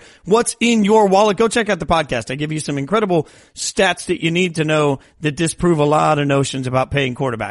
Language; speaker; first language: English; native; English